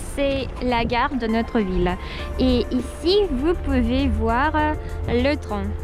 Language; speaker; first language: French; non-native, learner; Russian